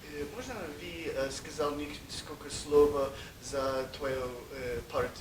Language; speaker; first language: Russian; non-native, learner; English